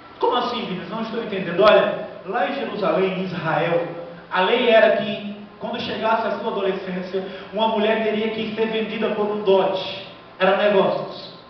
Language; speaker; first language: Portuguese; native; Portuguese